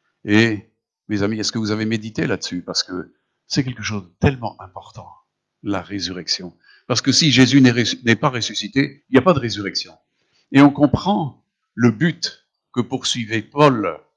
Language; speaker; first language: French; native; French